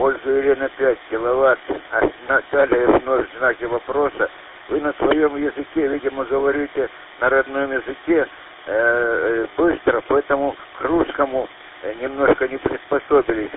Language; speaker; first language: Russian; native; Russian